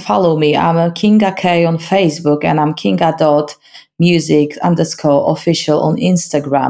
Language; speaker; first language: English; non-native, fluent; Polish